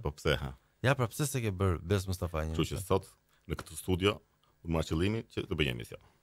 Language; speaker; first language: Albanian; native; Albanian